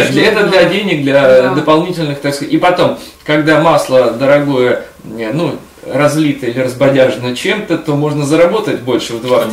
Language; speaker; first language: Russian; native; Russian